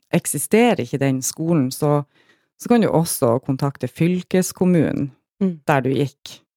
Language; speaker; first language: Norwegian; native; Norwegian